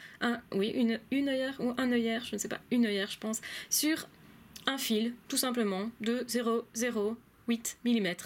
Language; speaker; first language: French; native; French